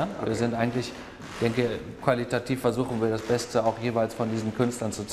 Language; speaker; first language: German; native; German